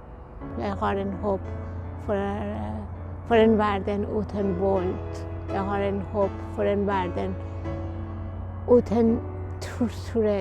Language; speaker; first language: Norwegian; non-native, fluent; Persian